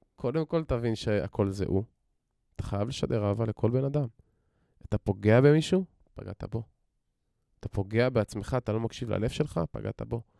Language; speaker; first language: Hebrew; native; Hebrew